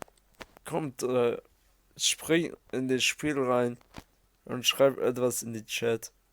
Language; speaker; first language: German; early bilingual, other home language; Arabic